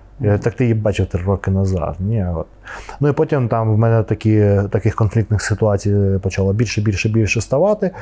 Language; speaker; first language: Ukrainian; non-native, local second language; Russian